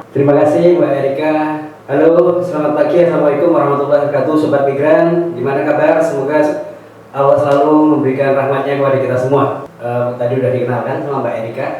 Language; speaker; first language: Indonesian; non-native, local second language; Javanese